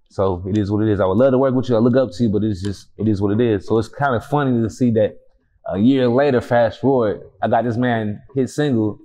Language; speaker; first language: English; native; English